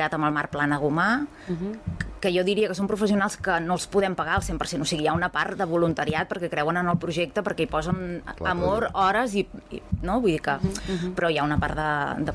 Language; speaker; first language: Catalan; native; Catalan